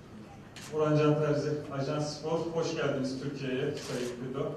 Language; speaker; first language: Turkish; native; Turkish